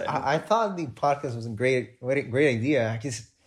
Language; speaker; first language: English; non-native, fluent; Spanish